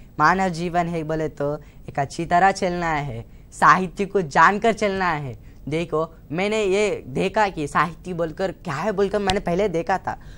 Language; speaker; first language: Hindi; non-native, local second language; Telugu